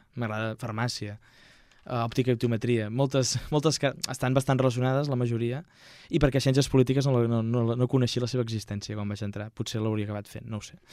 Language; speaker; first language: Catalan; native; Catalan